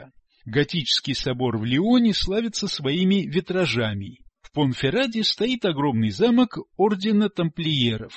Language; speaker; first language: Russian; native; Russian